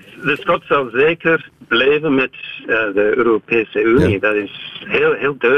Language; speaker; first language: Dutch; non-native, fluent; English